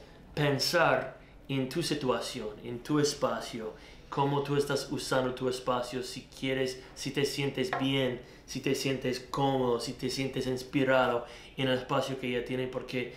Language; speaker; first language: Spanish; non-native, learner; English